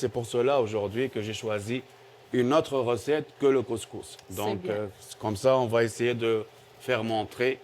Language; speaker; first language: French; non-native, local second language; Arabic